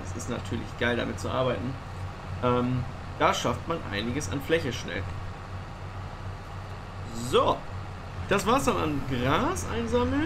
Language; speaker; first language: German; native; German